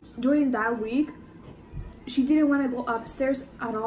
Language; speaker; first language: English; early bilingual, other home language; Spanish